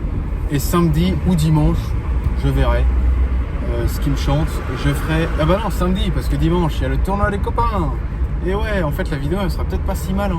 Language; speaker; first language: French; native; French